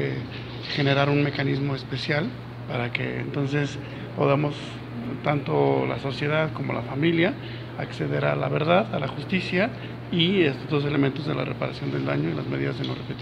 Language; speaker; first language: Spanish; native; Spanish